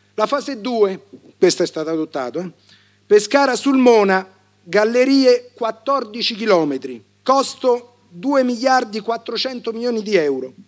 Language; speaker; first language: Italian; native; Italian